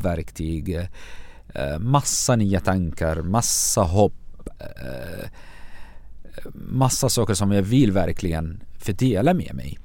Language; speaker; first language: Swedish; non-native, fluent; Arabic